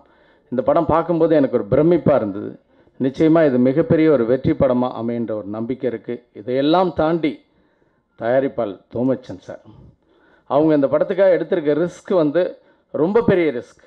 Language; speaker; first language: Tamil; native; Tamil